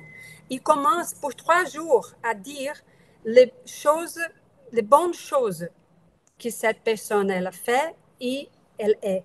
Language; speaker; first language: French; non-native, fluent; Portuguese